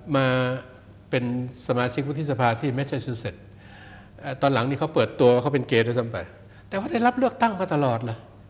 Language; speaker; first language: Thai; native; Thai